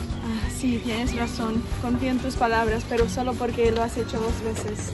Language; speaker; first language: Spanish; non-native, learner; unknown